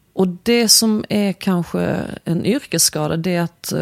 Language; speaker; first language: Swedish; early bilingual, other home language; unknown